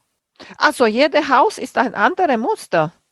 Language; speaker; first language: German; non-native, fluent; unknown